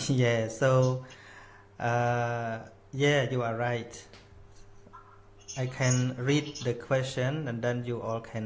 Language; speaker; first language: English; non-native, fluent; Khmer